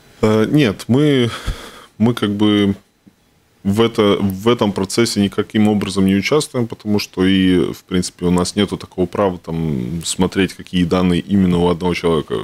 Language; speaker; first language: Russian; non-native, local second language; Latvian